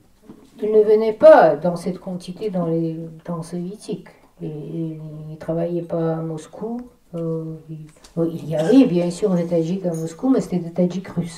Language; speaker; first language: French; non-native, fluent; Russian